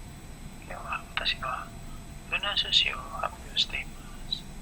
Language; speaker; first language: Japanese; non-native, learner; Indonesian